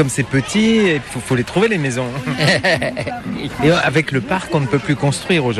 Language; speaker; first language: French; native; French